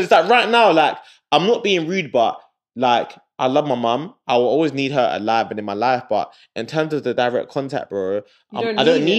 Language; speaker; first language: English; native; English